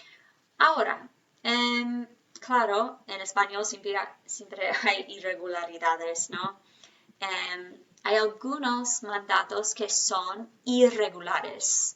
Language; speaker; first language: Spanish; non-native, fluent; English